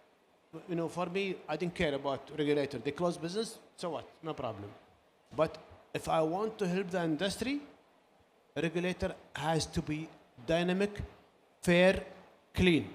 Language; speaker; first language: English; non-native, learner; Arabic